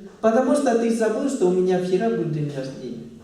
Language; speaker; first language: Russian; non-native, fluent; Thai